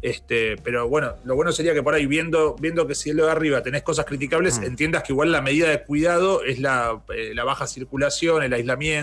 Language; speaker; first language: Spanish; native; Spanish